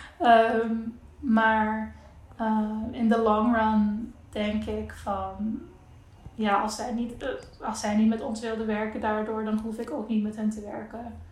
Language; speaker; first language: Dutch; non-native, local second language; Papiamento